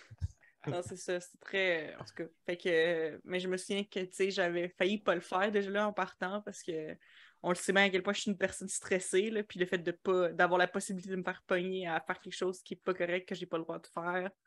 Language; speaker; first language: French; native; French